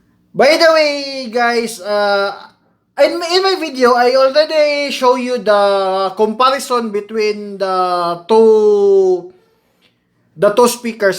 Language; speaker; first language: English; non-native, local second language; Filipino